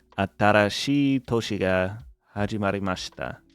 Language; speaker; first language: Japanese; non-native, learner; English